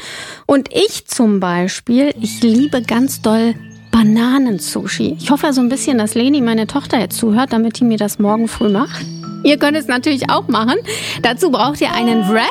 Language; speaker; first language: German; native; German